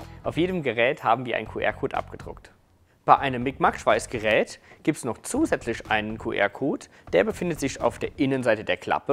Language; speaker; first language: German; native; German